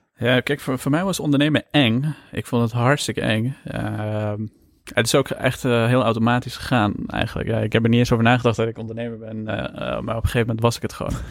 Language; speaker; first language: Dutch; early bilingual, other home language; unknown